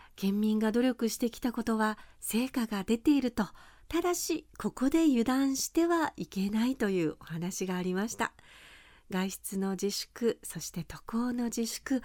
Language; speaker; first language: Japanese; native; Japanese